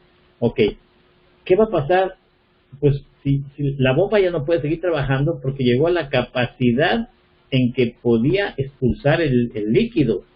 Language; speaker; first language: Spanish; native; Spanish